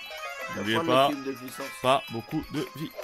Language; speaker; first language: French; native; French